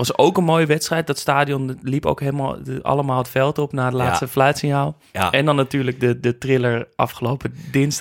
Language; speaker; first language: Dutch; native; Dutch